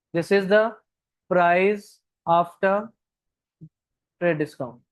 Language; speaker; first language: Hindi; non-native, local second language; Punjabi